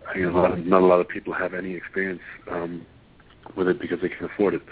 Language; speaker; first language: English; non-native, fluent; German